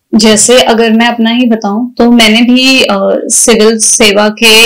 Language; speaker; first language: Hindi; native; Hindi